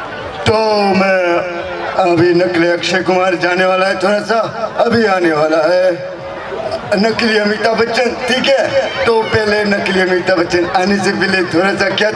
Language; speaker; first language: Hindi; non-native, local second language; Kok Borok